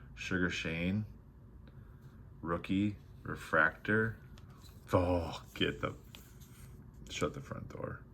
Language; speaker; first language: English; native; English